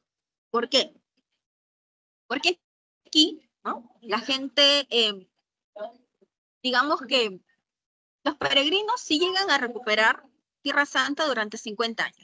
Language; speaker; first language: Spanish; native; Spanish